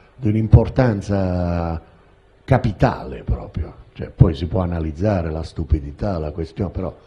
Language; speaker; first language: Italian; native; Italian